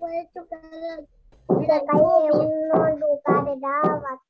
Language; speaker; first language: Spanish; native; Spanish